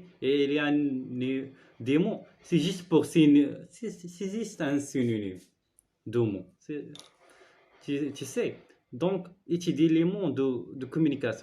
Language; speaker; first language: French; non-native, learner; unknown